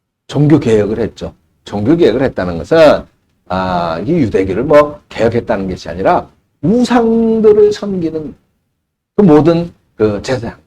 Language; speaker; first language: Korean; native; Korean